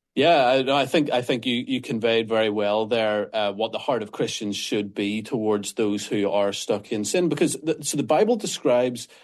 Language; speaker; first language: English; native; English